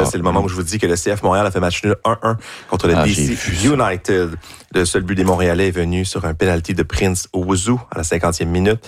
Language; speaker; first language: French; native; French